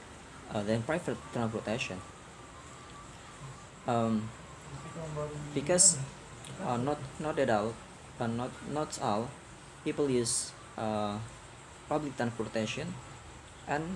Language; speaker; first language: English; non-native, learner; Indonesian